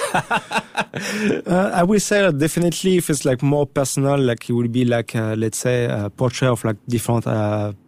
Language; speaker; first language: English; non-native, fluent; French